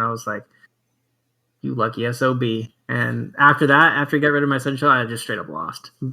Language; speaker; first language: English; native; English